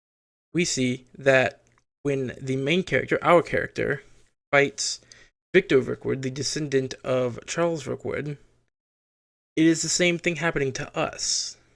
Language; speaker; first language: English; native; English